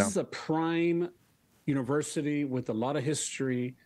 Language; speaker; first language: English; early bilingual, other home language; Spanish